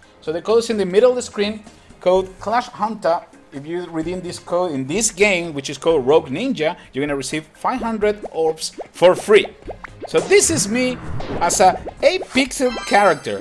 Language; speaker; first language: English; non-native, fluent; Spanish